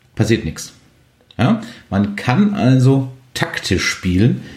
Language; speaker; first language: German; native; German